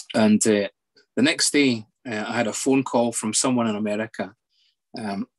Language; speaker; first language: English; native; English